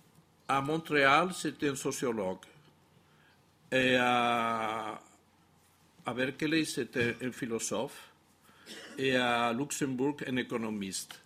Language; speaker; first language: French; non-native, fluent; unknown